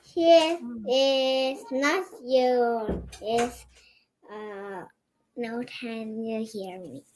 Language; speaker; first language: English; non-native, learner; Korean